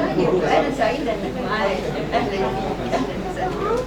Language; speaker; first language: Arabic; native; Arabic